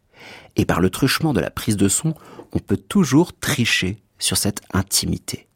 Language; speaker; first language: French; native; French